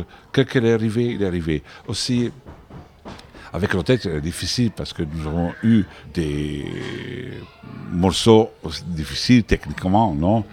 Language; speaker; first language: French; non-native, learner; Italian